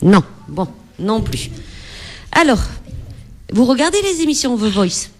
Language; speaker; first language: French; native; French